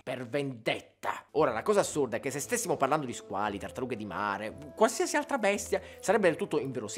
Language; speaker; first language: Italian; native; Italian